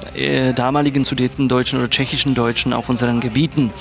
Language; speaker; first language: German; non-native, fluent; Czech